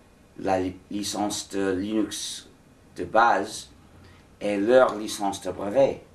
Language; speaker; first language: French; non-native, fluent; English